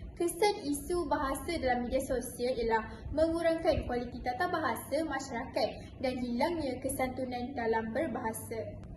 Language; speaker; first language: Malay; native; Malay